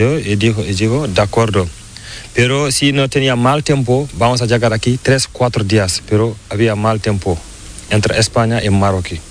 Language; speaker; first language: Spanish; non-native, learner; Fula